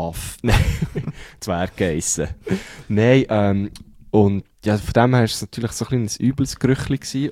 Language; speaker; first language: German; native; German